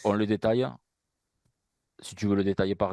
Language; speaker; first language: French; native; French